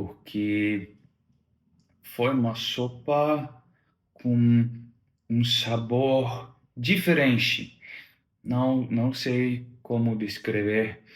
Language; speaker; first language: Portuguese; non-native, learner; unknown